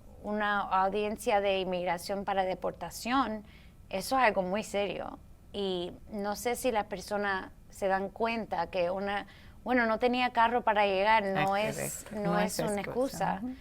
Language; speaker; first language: Spanish; early bilingual, heritage; Spanish